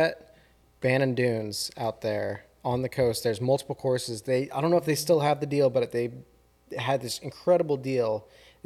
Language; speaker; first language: English; native; English